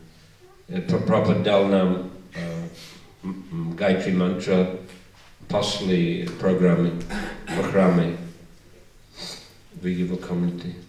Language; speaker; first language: Russian; non-native, learner; English